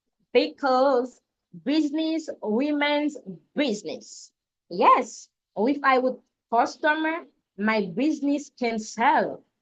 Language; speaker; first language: English; non-native, learner; French